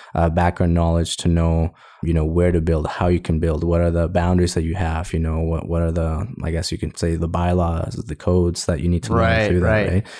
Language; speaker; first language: English; early bilingual, other home language; Spanish